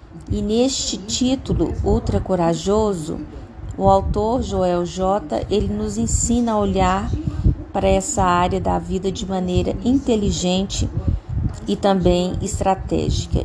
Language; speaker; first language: Portuguese; native; Portuguese